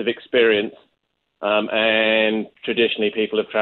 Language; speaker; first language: English; native; English